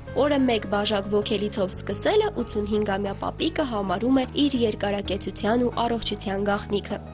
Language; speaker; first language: Armenian; native; Armenian